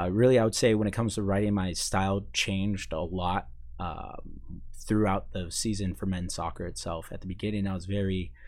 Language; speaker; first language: English; native; English